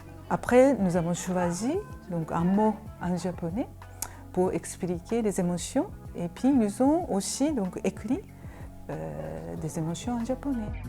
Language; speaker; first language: French; non-native, fluent; Japanese